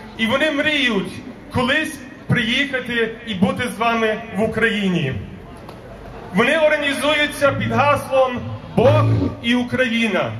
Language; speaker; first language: Ukrainian; early bilingual, heritage; Ukrainian